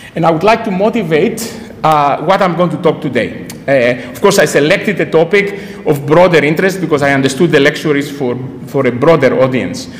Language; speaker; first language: English; non-native, fluent; Greek